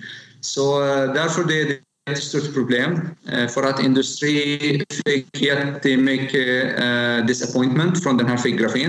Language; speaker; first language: Swedish; non-native, fluent; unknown